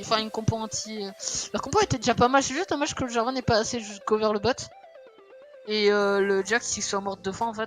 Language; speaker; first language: French; native; French